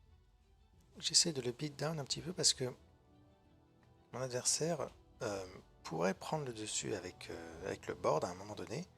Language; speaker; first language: French; native; French